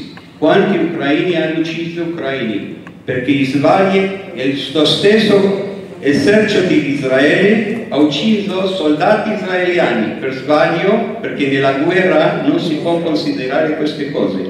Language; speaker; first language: Italian; non-native, fluent; Spanish